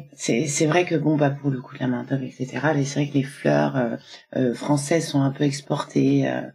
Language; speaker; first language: French; native; French